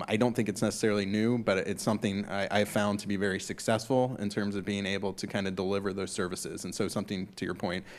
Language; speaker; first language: English; native; English